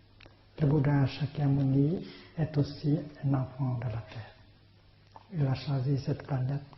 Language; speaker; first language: French; non-native, fluent; Vietnamese